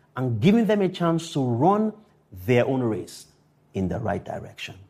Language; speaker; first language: English; non-native, local second language; Yoruba